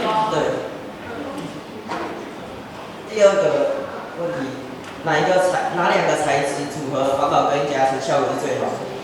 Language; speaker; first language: Chinese; native; Chinese